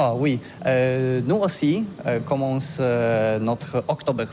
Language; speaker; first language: French; non-native, learner; Polish